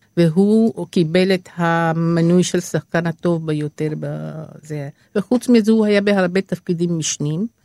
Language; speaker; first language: Hebrew; non-native, fluent; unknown